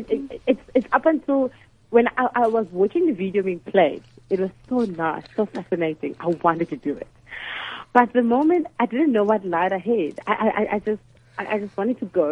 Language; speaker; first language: English; non-native, local second language; Zulu